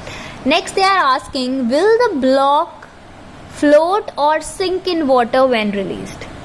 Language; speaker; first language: English; non-native, local second language; Hindi